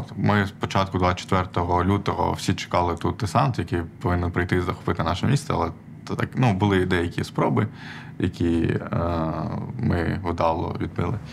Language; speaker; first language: Ukrainian; non-native, local second language; Armenian